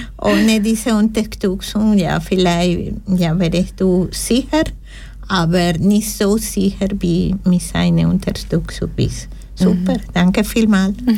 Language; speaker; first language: German; non-native, fluent; Spanish